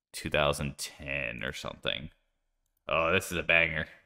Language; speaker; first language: English; native; English